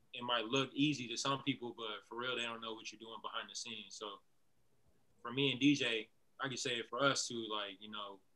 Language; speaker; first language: English; native; English